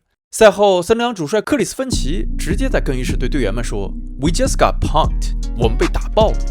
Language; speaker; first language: Chinese; native; Chinese